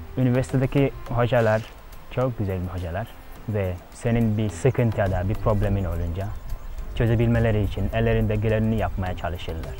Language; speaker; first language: Turkish; non-native, fluent; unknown